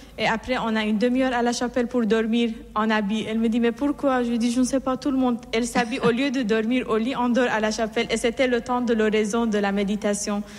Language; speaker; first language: French; non-native, fluent; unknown